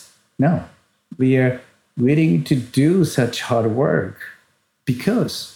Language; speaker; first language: English; non-native, fluent; Japanese